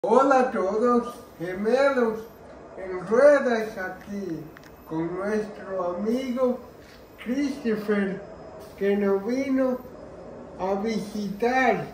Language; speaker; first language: Spanish; early bilingual, heritage; Spanish